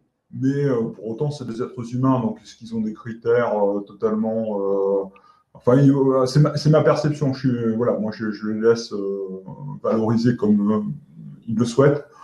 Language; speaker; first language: French; native; French